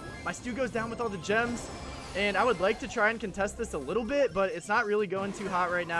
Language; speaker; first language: English; native; English